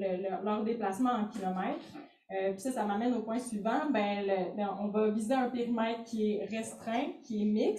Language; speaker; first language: French; native; French